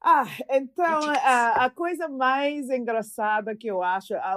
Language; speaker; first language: Portuguese; non-native, fluent; English